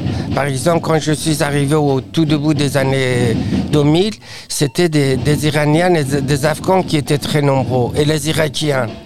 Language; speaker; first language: French; non-native, fluent; Persian